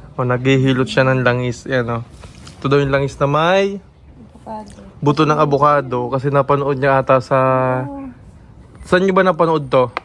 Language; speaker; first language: Filipino; native; Filipino